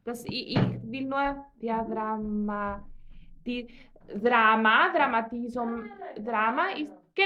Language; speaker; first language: German; non-native, fluent; Greek